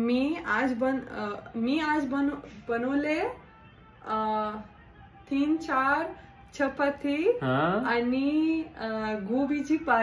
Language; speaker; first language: Marathi; non-native, learner; Persian